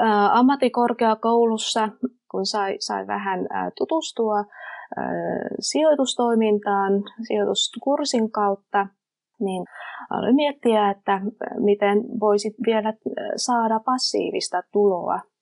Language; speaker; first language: Finnish; non-native, fluent; Vietnamese